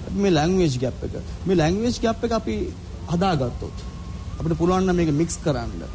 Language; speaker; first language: Sinhala; non-native, local second language; Tamil